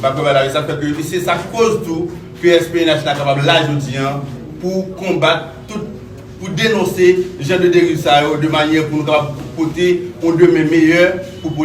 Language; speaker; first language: Haitian Creole; native; Haitian Creole